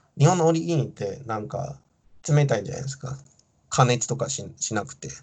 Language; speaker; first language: Japanese; non-native, fluent; Min Nan Chinese